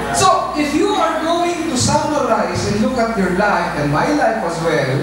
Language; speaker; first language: English; non-native, local second language; Filipino